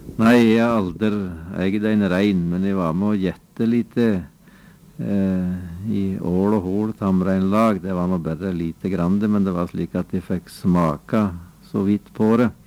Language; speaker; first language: Norwegian; native; Norwegian